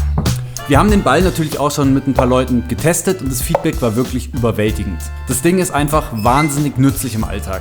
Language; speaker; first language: German; native; German